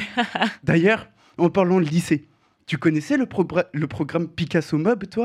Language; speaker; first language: French; native; French